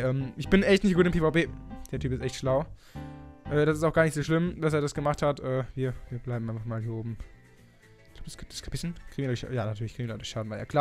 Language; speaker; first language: German; native; German